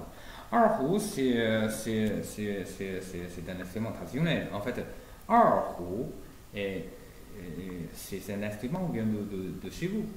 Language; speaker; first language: French; non-native, fluent; Chinese